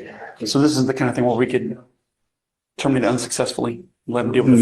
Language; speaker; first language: English; native; English